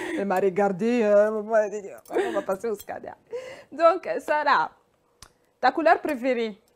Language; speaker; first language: French; early bilingual, heritage; French